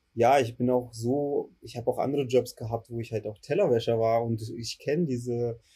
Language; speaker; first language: German; early bilingual, other home language; Russian